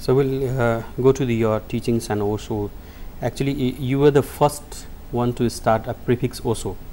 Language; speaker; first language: English; non-native, local second language; Nepali